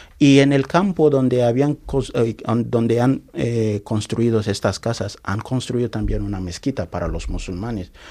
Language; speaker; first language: Spanish; non-native, fluent; Igbo